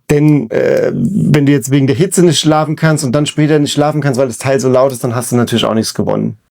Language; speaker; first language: German; native; German